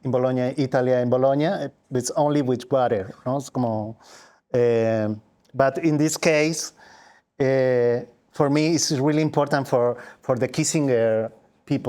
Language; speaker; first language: English; non-native, learner; Spanish